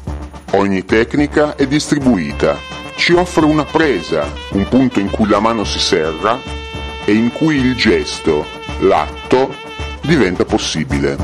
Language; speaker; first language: Italian; native; Italian